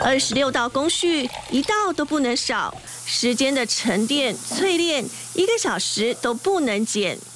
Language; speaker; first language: Chinese; native; Chinese